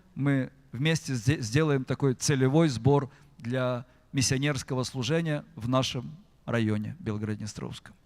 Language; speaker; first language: Russian; native; Russian